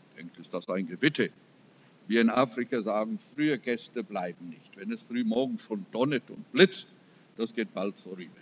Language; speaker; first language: German; early bilingual, heritage; German